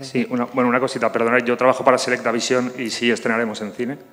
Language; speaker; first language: Spanish; native; Spanish